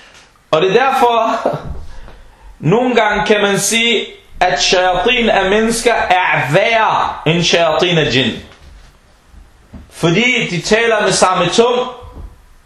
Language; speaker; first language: Danish; early bilingual, other home language; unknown